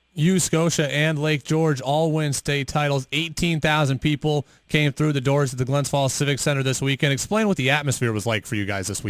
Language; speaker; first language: English; native; English